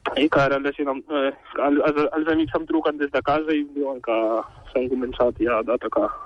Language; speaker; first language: Catalan; non-native, fluent; Ukrainian